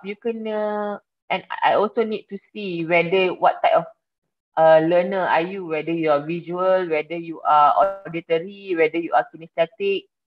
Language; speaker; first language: English; non-native, local second language; Malay